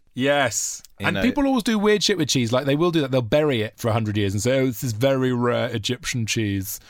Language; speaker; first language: English; native; English